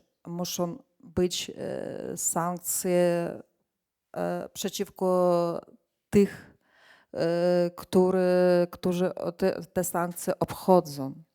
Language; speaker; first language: Polish; non-native, fluent; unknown